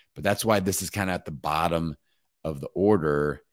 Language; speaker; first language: English; native; English